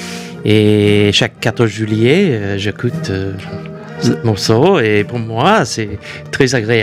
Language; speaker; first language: French; non-native, fluent; English